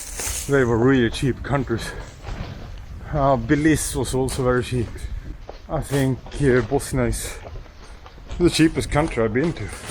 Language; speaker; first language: English; non-native, fluent; Swedish